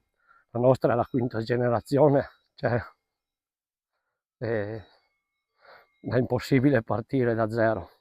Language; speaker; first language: Italian; non-native, local second language; Venetian